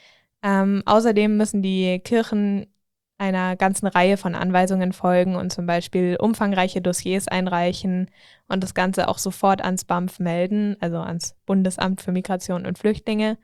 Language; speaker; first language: German; native; German